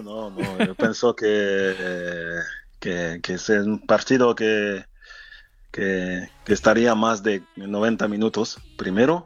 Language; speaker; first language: Spanish; non-native, fluent; French